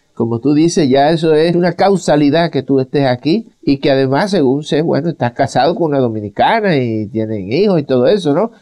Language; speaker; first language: Spanish; native; Spanish